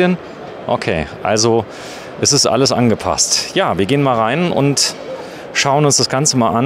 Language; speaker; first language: German; native; German